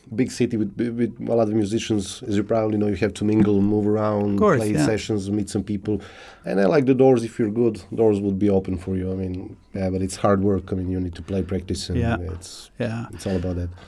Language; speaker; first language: English; non-native, fluent; Serbian